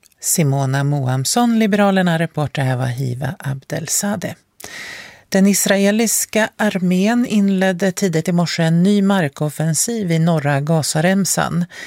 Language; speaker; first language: Swedish; native; Swedish